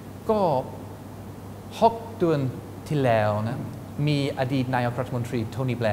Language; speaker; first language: Thai; non-native, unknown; English